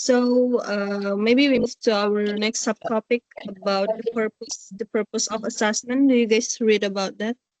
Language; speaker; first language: English; non-native, learner; Indonesian